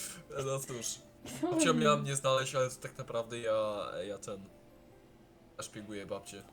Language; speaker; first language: Polish; early bilingual, heritage; Polish